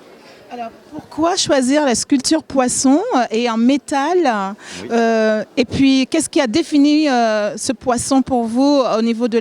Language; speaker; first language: French; native; French